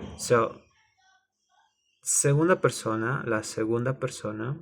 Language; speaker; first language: Spanish; non-native, learner; English